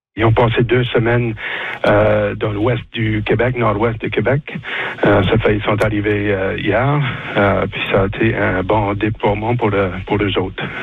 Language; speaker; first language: French; native; French